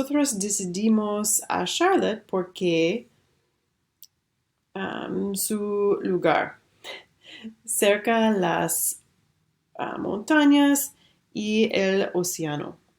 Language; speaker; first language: Spanish; non-native, learner; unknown